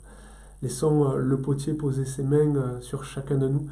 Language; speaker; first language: French; native; French